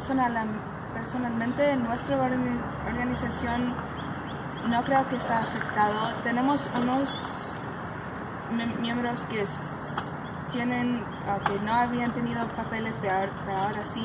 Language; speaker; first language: Spanish; early bilingual, other home language; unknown